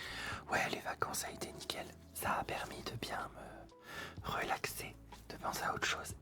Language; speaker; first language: French; native; French